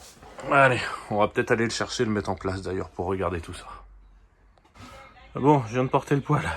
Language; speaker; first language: French; native; French